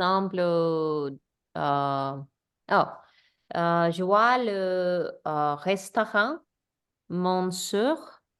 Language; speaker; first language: French; non-native, learner; English